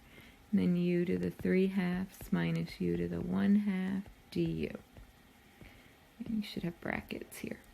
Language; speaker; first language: English; native; English